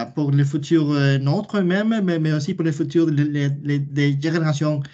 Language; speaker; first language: French; non-native, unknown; Spanish